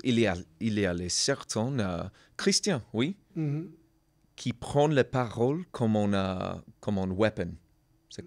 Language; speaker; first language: French; non-native, learner; English